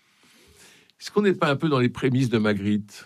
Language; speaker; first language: French; native; French